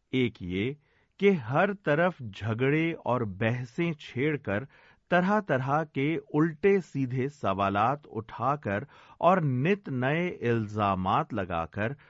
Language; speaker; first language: Urdu; native; Urdu